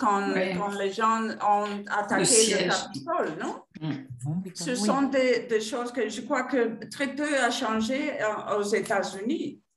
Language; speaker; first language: French; non-native, fluent; Spanish